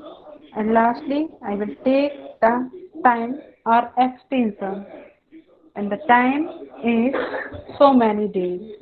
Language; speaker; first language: English; non-native, learner; Hindi